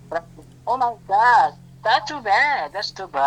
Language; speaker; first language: English; non-native, learner; Indonesian